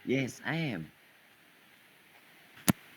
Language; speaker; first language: English; non-native, learner; Indonesian